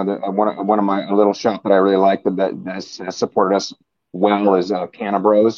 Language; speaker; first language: English; native; English